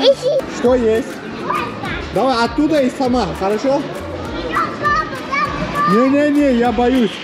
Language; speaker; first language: Russian; non-native, fluent; Uzbek